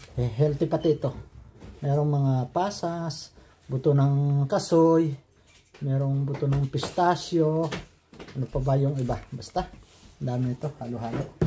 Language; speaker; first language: Filipino; native; Filipino